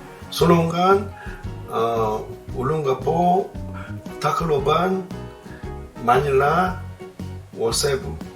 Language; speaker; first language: Korean; native; Korean